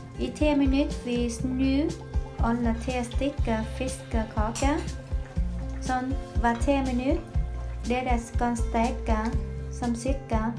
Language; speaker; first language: Norwegian; non-native, learner; Vietnamese